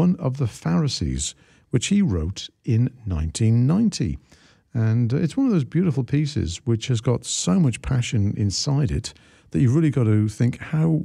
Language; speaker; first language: English; native; English